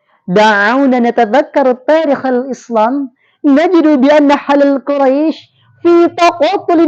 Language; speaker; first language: Arabic; non-native, learner; Indonesian